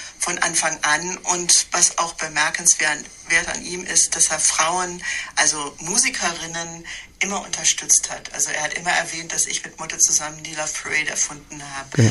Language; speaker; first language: German; non-native, fluent; English